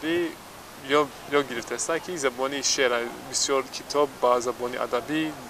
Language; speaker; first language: Persian; non-native, learner; English